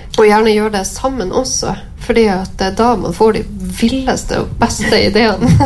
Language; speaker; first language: Norwegian; native; Norwegian